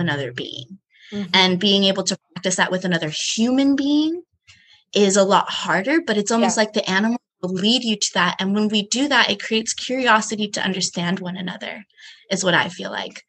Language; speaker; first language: English; native; English